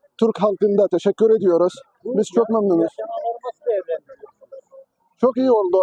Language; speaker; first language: Turkish; non-native, learner; Arabic